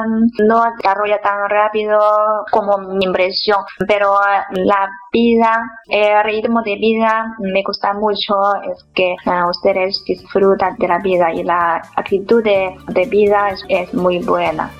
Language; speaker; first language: Spanish; non-native, fluent; Chinese